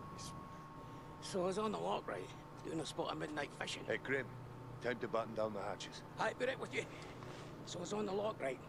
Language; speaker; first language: English; non-native, fluent; Norwegian